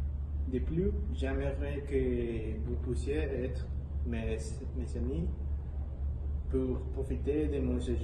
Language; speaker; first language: French; non-native, learner; Spanish